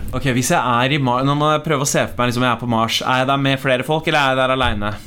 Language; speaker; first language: Norwegian; early bilingual, other home language; Punjabi